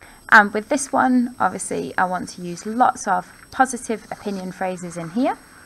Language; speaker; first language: English; native; English